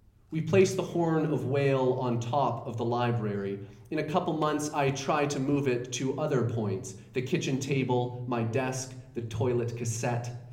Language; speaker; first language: English; native; English